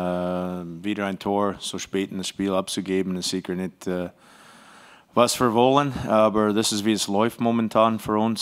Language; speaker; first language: German; non-native, fluent; English